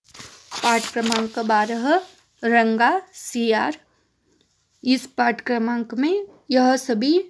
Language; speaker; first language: Hindi; non-native, local second language; Kannada